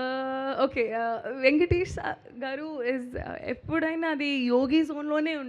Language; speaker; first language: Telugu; non-native, local second language; Hindi